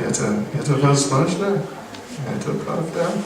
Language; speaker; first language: Russian; non-native, learner; English